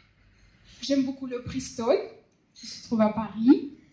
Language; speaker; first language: French; non-native, fluent; Russian